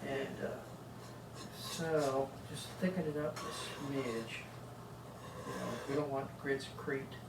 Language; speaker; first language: English; native; English